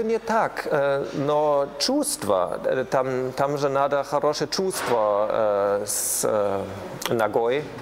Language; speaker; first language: Russian; non-native, learner; German